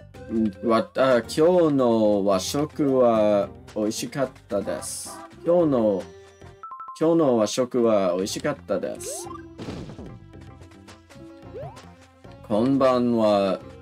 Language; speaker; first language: Japanese; non-native, learner; English